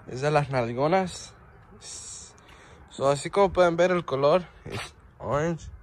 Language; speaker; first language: Spanish; early bilingual, heritage; Spanish